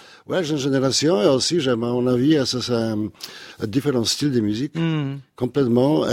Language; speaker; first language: French; non-native, learner; Polish